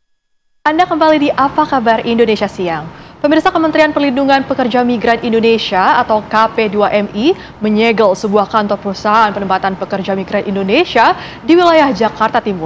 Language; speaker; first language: Indonesian; native; Indonesian